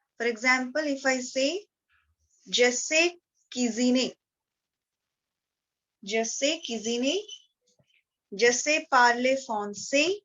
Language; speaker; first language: French; non-native, fluent; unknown